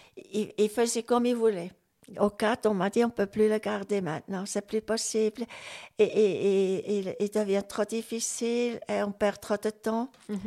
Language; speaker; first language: French; non-native, local second language; Swiss German